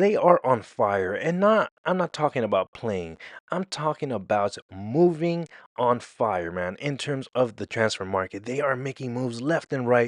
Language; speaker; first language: English; native; English